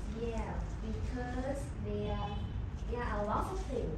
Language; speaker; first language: English; non-native, learner; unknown